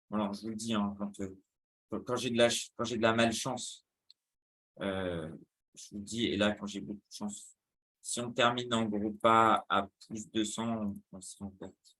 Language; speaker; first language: French; native; French